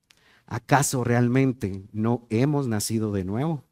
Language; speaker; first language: Spanish; native; Spanish